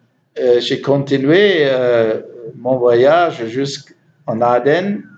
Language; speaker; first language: French; non-native, learner; German